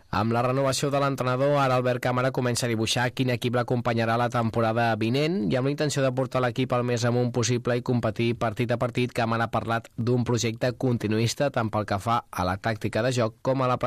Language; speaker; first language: Catalan; native; Catalan